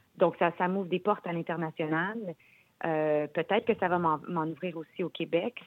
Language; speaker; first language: French; native; French